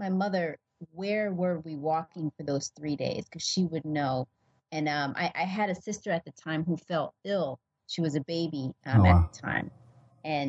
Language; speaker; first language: English; early bilingual, other home language; Oromo